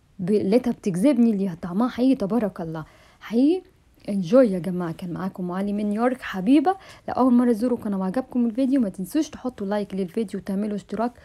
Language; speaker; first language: Arabic; native; Arabic